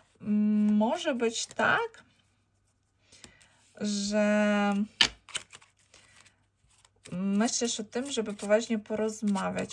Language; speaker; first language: Polish; non-native, learner; Ukrainian